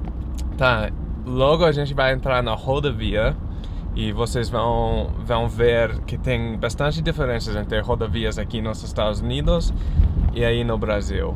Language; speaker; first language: Portuguese; non-native, fluent; English